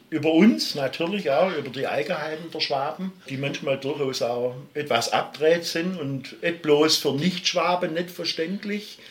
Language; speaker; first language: German; native; German